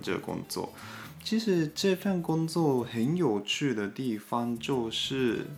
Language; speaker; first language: Chinese; non-native, fluent; Japanese